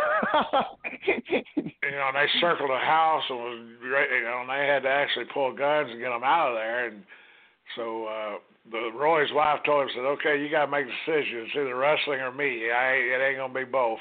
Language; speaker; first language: English; native; English